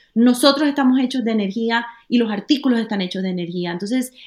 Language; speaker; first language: Spanish; native; Spanish